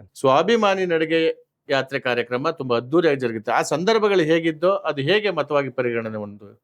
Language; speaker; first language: Kannada; native; Kannada